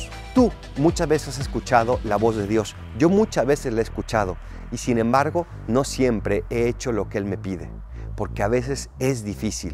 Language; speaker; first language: Spanish; native; Spanish